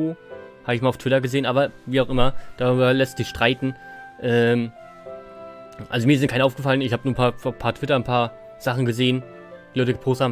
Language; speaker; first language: German; native; German